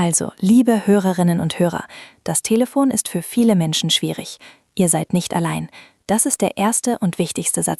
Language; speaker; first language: German; non-native, fluent; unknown